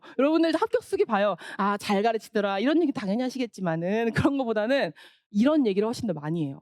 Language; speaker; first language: Korean; native; Korean